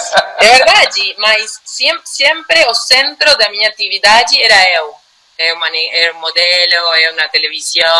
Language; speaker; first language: Portuguese; non-native, learner; Spanish